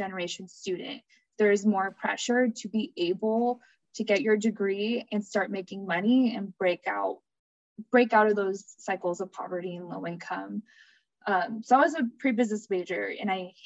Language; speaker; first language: English; native; English